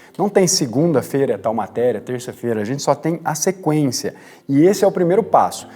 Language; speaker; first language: Portuguese; native; Portuguese